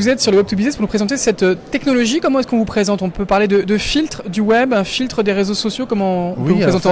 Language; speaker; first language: French; native; French